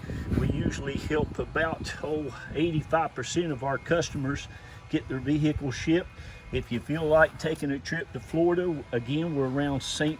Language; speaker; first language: English; native; English